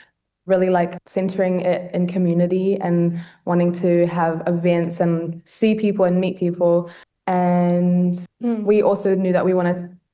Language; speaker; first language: English; native; English